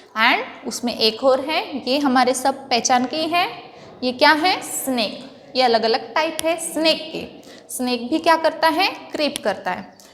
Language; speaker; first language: Hindi; non-native, local second language; Marathi